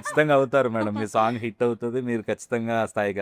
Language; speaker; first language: Telugu; native; Telugu